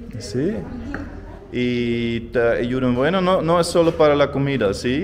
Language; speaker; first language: Spanish; non-native, learner; Dutch